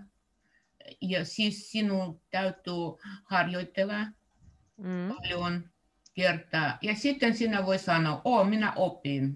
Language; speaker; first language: Finnish; non-native, learner; Russian